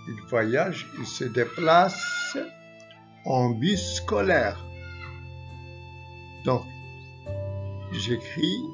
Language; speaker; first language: French; non-native, local second language; Arabic